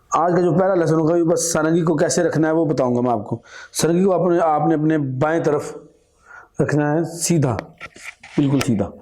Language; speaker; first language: Urdu; non-native, local second language; Punjabi